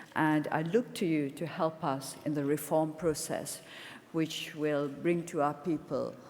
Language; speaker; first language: English; non-native, fluent; Burmese